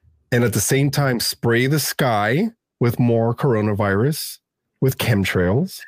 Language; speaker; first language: English; early bilingual, other home language; Spanish